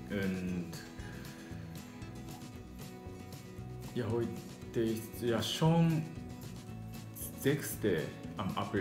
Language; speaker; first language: German; non-native, learner; Japanese